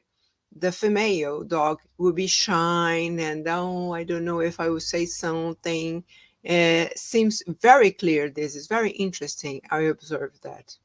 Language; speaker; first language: English; non-native, fluent; Portuguese